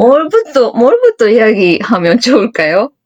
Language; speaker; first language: Korean; non-native, fluent; Japanese